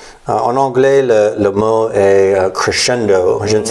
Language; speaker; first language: French; non-native, learner; English